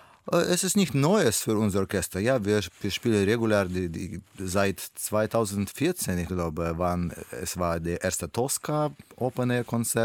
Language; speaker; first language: German; non-native, learner; Russian